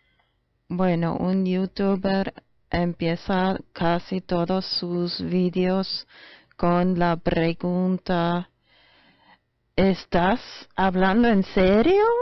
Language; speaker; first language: Spanish; non-native, fluent; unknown